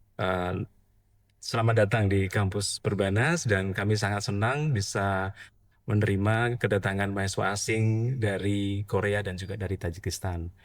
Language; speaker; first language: Indonesian; native; Indonesian